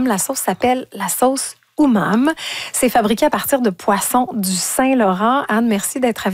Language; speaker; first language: French; native; French